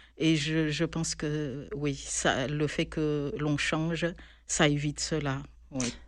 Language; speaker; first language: French; non-native, local second language; Malagasy